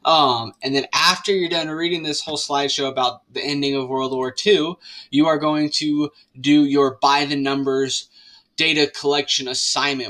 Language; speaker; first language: English; native; English